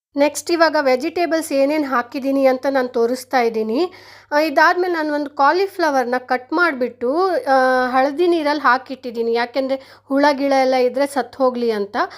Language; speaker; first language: Kannada; non-native, local second language; Konkani